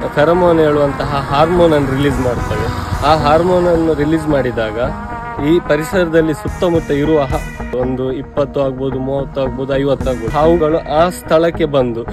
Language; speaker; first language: Kannada; non-native, local second language; Tulu